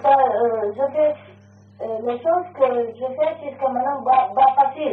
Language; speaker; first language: French; non-native, learner; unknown